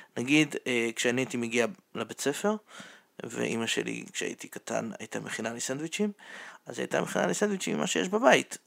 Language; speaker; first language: Hebrew; non-native, fluent; Russian